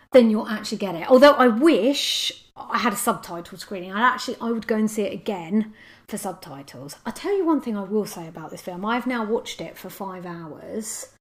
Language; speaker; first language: English; native; English